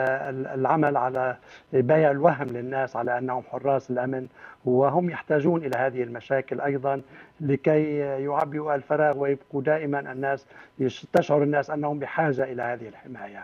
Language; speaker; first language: Arabic; native; Arabic